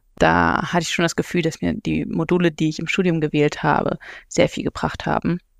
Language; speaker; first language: German; native; German